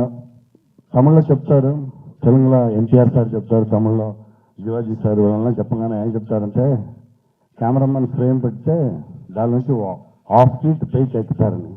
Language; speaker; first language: Telugu; native; Telugu